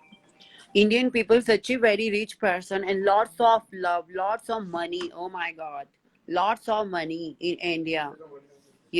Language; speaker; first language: English; non-native, learner; Hindi